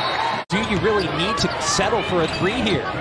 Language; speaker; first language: English; native; English